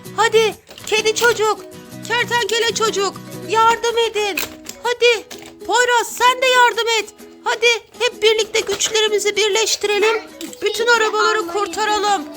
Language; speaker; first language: Turkish; native; Turkish